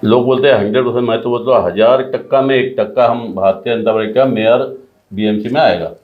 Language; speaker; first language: Hindi; non-native, local second language; Marathi